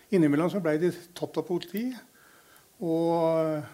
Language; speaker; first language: Norwegian; native; Norwegian